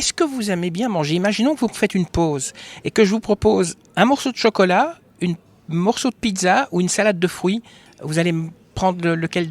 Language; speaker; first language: French; native; French